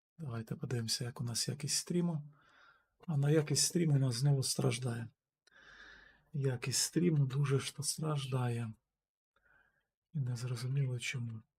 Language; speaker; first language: Ukrainian; native; Ukrainian